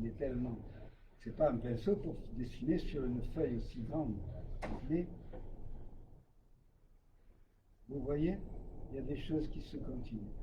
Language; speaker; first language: French; native; French